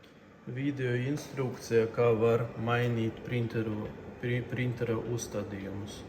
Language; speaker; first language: Latvian; non-native, local second language; Russian